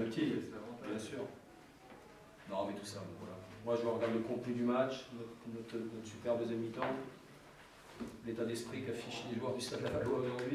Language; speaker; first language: French; native; French